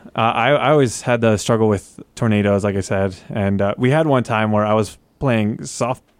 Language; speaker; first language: English; native; English